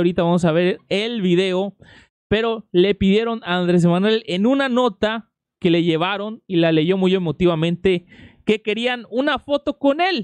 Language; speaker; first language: Spanish; native; Spanish